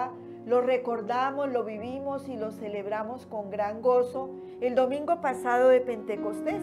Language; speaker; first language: Spanish; native; Spanish